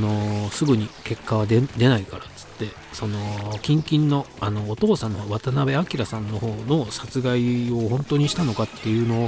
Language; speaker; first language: Japanese; native; Japanese